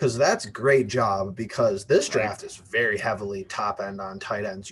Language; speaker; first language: English; native; English